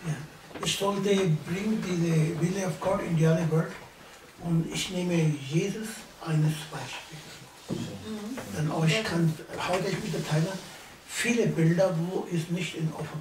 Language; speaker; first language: German; non-native, learner; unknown